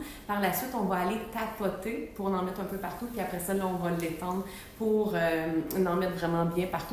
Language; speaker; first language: French; native; French